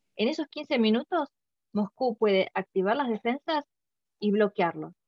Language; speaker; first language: Spanish; native; Spanish